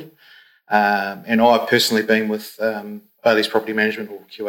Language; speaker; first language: English; native; English